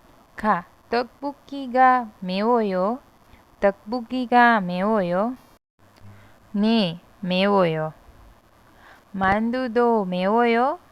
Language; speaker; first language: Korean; non-native, fluent; Hindi